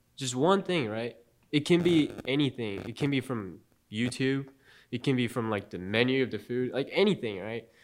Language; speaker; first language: English; non-native, fluent; Japanese